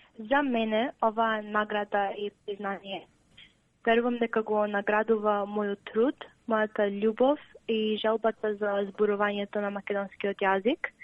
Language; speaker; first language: Macedonian; early bilingual, heritage; Macedonian